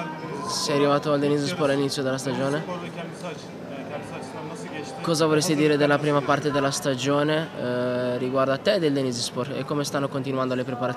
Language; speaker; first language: Italian; non-native, fluent; Turkish